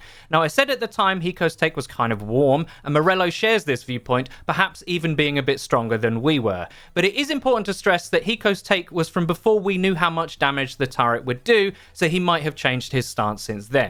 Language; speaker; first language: English; native; English